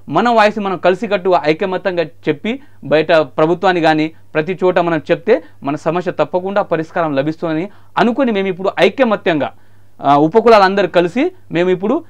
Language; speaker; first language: Telugu; non-native, local second language; Marathi